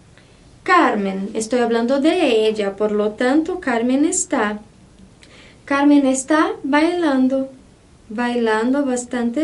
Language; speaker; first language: Spanish; non-native, fluent; Portuguese